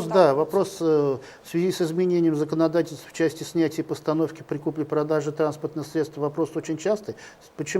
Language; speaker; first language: Russian; native; Russian